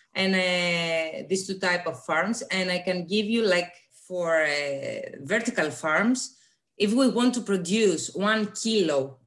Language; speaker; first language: English; non-native, fluent; Greek